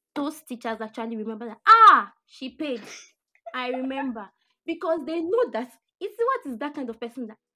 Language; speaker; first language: English; non-native, local second language; Yoruba